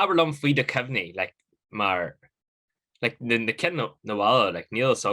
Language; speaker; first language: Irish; non-native, local second language; English